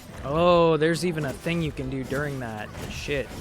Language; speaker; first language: English; native; English